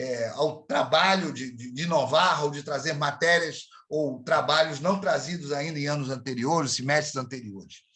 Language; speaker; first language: Portuguese; native; Portuguese